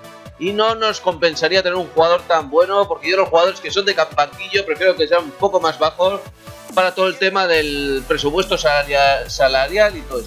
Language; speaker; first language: Spanish; native; Spanish